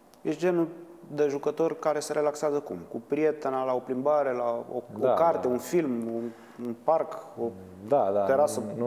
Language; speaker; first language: Romanian; native; Romanian